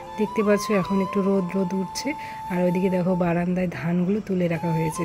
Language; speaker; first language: Bangla; non-native, local second language; Rangpuri